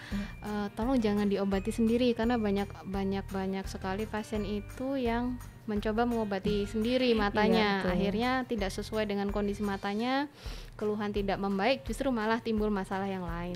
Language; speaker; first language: Indonesian; native; Indonesian